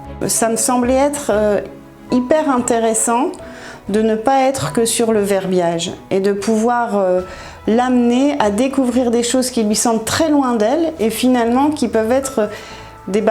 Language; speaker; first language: French; native; French